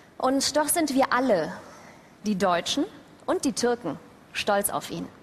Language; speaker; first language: German; early bilingual, other home language; Turkish